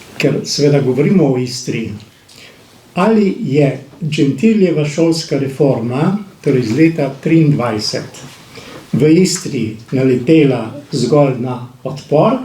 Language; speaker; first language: Slovenian; native; Slovenian